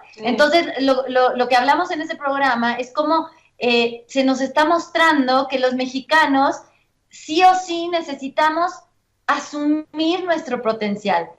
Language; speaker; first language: Spanish; native; Spanish